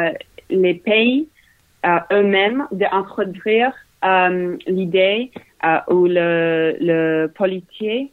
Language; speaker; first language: French; non-native, learner; English